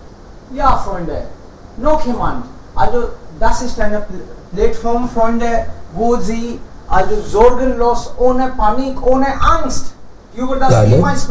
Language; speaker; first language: German; non-native, fluent; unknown